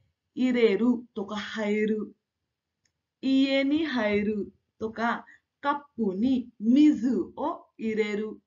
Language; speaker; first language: Japanese; non-native, fluent; Marathi